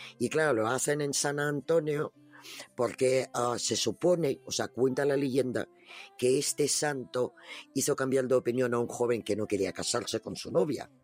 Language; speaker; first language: Spanish; non-native, fluent; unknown